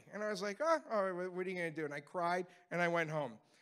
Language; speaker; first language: English; native; English